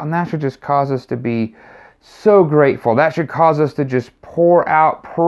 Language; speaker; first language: English; native; English